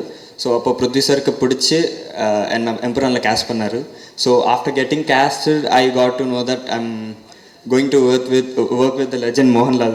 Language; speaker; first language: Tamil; non-native, learner; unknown